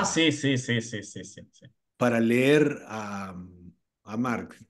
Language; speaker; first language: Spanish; non-native, learner; Portuguese